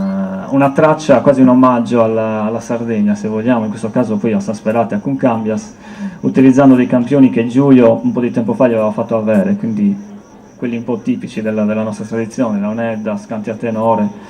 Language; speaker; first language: Italian; native; Italian